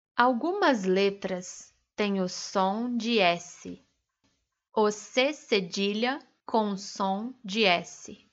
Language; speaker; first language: Portuguese; native; Portuguese